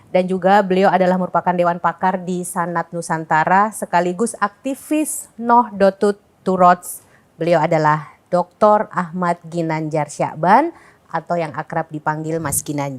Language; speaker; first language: Indonesian; native; Indonesian